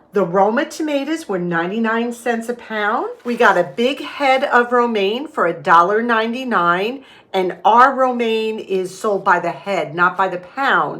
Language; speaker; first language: English; native; English